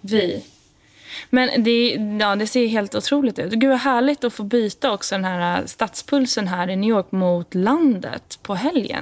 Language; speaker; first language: Swedish; native; Swedish